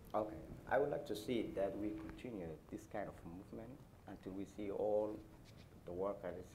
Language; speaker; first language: English; non-native, learner; Somali